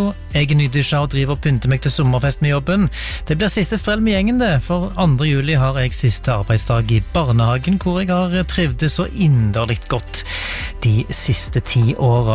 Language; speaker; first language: Norwegian; native; Norwegian